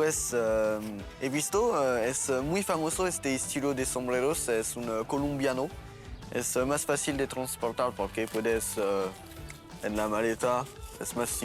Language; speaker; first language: Spanish; non-native, learner; French